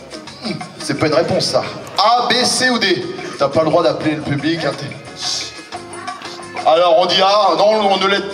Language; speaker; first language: French; native; French